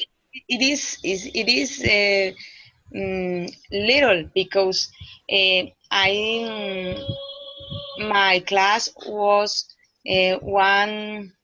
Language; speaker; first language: English; non-native, learner; Spanish